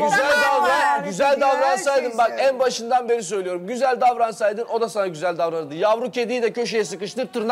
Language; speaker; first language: Turkish; native; Turkish